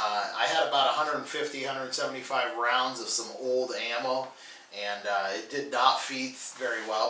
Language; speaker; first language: English; native; English